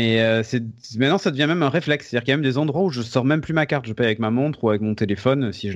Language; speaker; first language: French; native; French